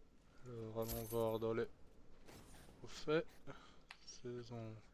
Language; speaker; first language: French; native; French